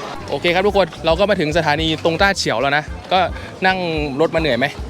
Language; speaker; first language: Thai; native; Thai